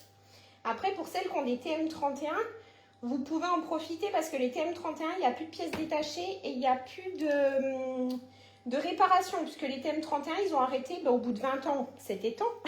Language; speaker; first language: French; native; French